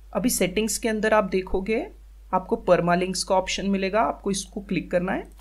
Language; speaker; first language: Hindi; native; Hindi